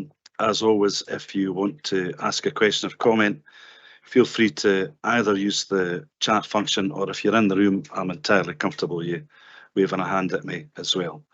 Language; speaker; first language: English; native; English